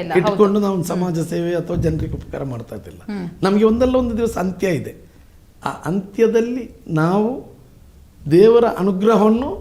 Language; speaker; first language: Kannada; non-native, local second language; Badaga